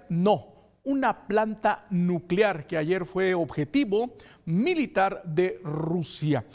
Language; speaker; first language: Spanish; native; Spanish